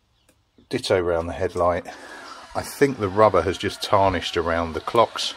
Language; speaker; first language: English; native; English